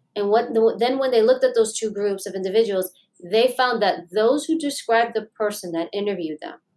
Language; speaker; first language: English; native; English